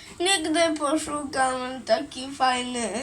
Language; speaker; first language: Polish; early bilingual, heritage; Portuguese